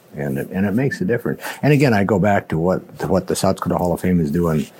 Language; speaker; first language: English; native; English